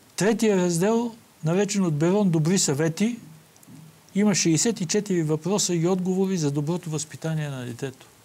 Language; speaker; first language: Bulgarian; native; Bulgarian